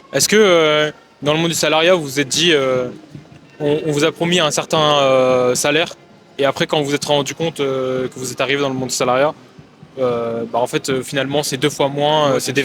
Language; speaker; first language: French; native; French